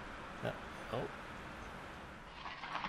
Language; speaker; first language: English; native; English